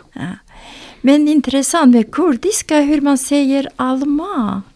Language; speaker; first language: Swedish; non-native, learner; Azerbaijani